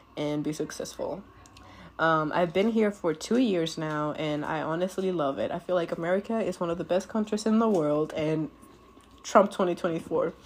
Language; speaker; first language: English; non-native, fluent; Spanish